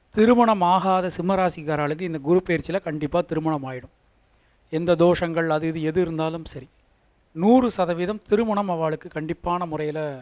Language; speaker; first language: Tamil; native; Tamil